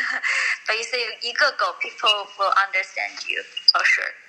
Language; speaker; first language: English; non-native, fluent; Chinese